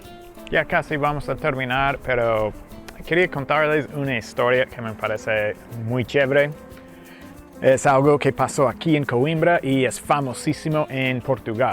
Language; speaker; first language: Spanish; non-native, fluent; English